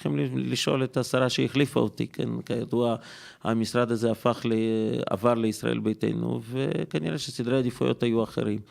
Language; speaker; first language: Hebrew; non-native, fluent; Russian